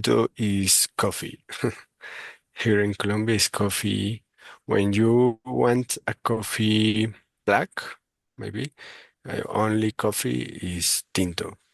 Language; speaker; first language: English; non-native, learner; Spanish